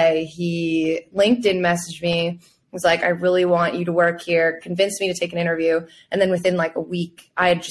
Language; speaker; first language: English; native; English